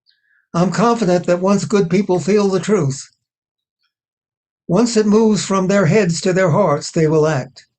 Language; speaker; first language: English; native; English